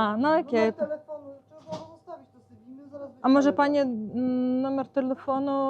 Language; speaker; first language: Polish; non-native, learner; Russian